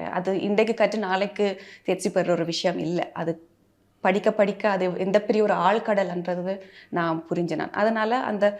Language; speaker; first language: Tamil; early bilingual, heritage; Tamil